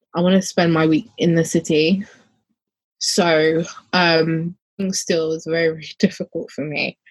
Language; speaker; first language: English; native; English